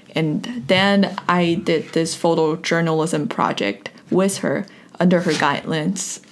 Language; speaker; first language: English; non-native, fluent; Chinese